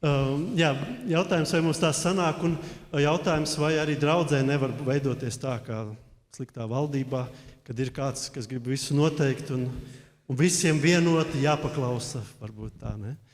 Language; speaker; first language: Latvian; native; Latvian